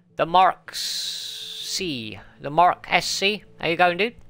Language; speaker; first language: English; native; English